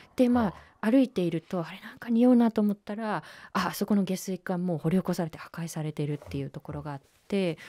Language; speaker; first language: Japanese; native; Japanese